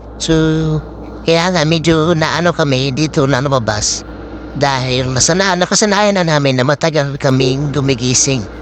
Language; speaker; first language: Filipino; native; Filipino